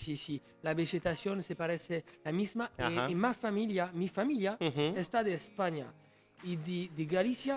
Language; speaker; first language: Spanish; non-native, learner; French